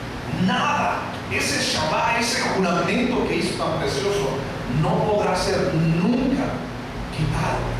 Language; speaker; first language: Spanish; native; Spanish